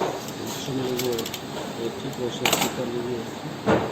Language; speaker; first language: Greek; non-native, learner; Urdu